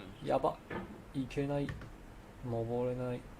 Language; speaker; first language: Japanese; non-native, learner; Chinese